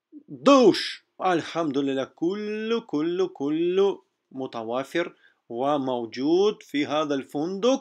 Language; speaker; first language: Arabic; non-native, fluent; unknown